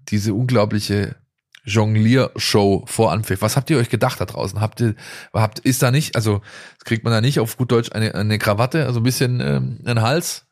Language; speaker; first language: German; native; German